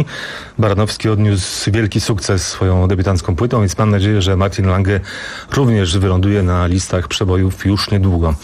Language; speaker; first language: Polish; native; Polish